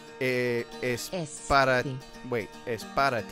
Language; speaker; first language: Spanish; non-native, learner; English